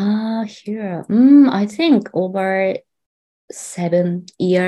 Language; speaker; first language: English; non-native, learner; Japanese